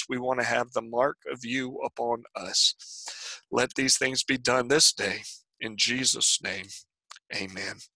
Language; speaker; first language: English; native; English